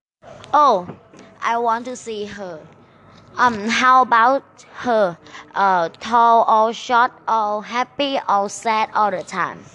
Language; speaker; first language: English; non-native, learner; Thai